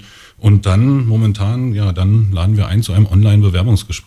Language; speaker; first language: German; native; German